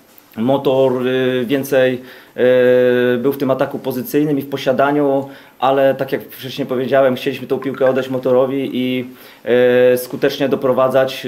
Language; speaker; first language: Polish; native; Polish